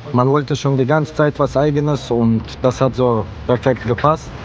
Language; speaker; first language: German; early bilingual, other home language; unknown